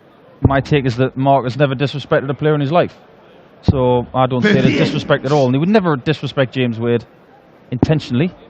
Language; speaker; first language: English; native; English